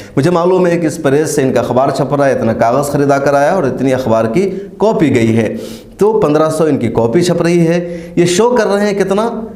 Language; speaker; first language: Urdu; native; Urdu